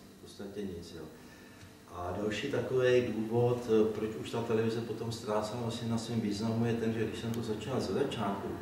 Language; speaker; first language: Czech; native; Czech